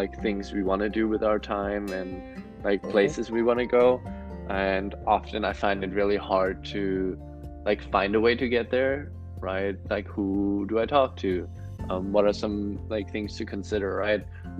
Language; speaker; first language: English; non-native, fluent; German